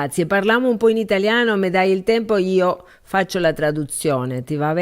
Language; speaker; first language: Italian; non-native, learner; Spanish